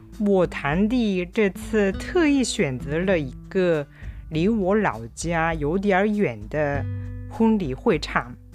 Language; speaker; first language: Chinese; non-native, fluent; Japanese